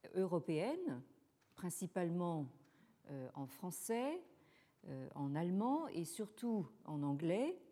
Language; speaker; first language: French; native; French